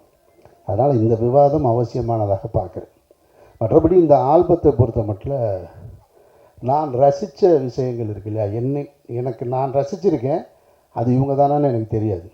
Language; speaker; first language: Tamil; native; Tamil